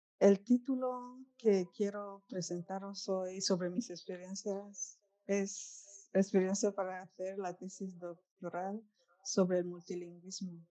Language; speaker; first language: Spanish; non-native, fluent; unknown